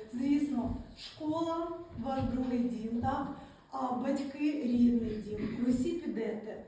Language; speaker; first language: Ukrainian; native; Ukrainian